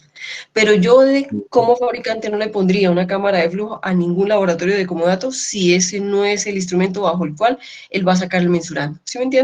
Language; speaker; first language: Spanish; native; Spanish